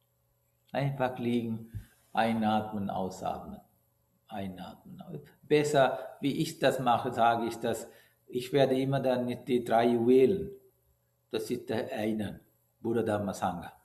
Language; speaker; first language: German; non-native, learner; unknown